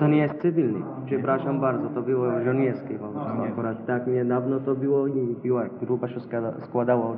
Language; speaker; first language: Polish; non-native, learner; Arabic